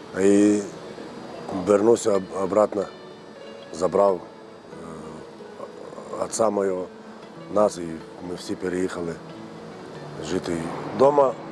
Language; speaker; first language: Ukrainian; early bilingual, other home language; Turkish